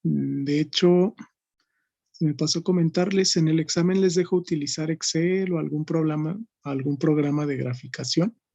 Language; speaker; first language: Spanish; native; Spanish